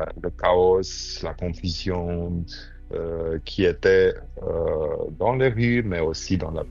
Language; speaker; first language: French; non-native, fluent; Romanian